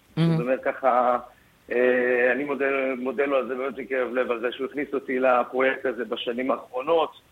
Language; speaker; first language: Hebrew; native; Hebrew